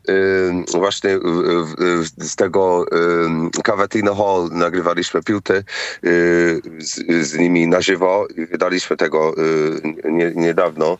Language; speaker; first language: Polish; non-native, fluent; English